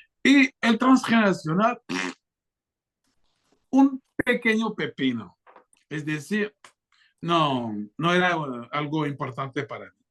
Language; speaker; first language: Spanish; non-native, fluent; French